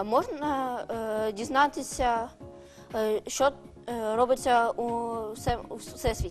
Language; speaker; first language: Ukrainian; non-native, local second language; Russian